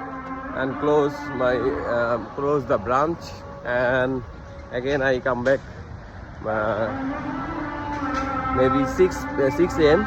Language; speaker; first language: English; non-native, learner; Bangla